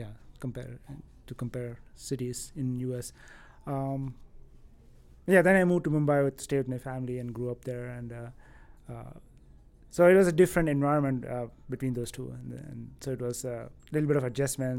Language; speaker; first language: English; non-native, local second language; Tamil